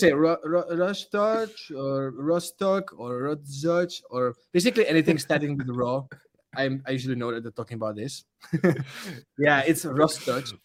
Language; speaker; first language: English; non-native, fluent; Czech